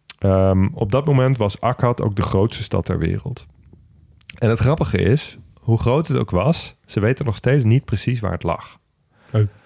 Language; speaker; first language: Dutch; native; Dutch